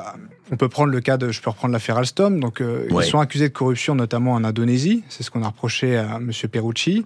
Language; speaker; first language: French; native; French